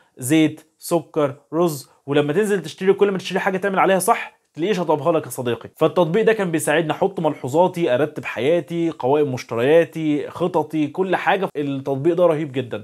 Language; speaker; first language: Arabic; native; Arabic